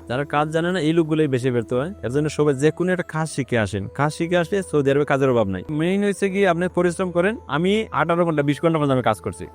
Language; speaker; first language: Bangla; native; Bangla